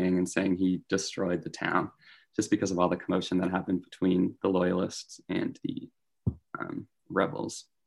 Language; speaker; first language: English; native; English